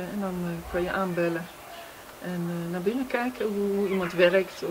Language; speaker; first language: Dutch; native; Dutch